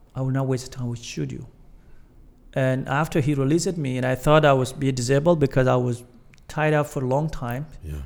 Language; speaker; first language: English; non-native, fluent; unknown